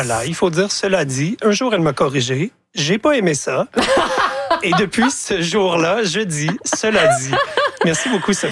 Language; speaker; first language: French; native; French